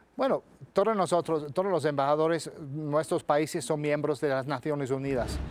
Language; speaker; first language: Spanish; non-native, fluent; English